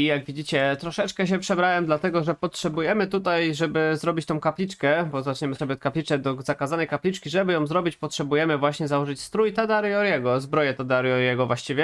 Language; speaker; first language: Polish; native; Polish